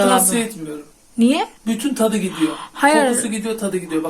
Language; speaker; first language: Turkish; native; Turkish